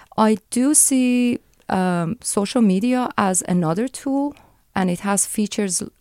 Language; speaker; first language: English; non-native, fluent; Persian